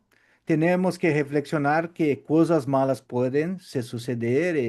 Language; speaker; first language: Spanish; non-native, fluent; Portuguese